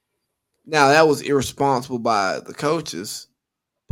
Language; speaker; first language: English; native; English